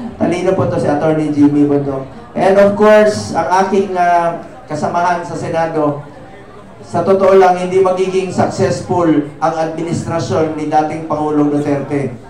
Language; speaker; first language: Filipino; non-native, local second language; Cebuano